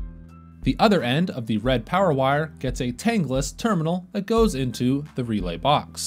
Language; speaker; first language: English; native; English